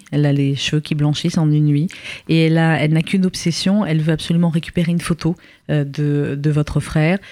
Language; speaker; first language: French; native; French